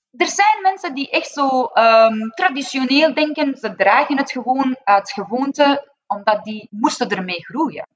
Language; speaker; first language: Dutch; non-native, fluent; Persian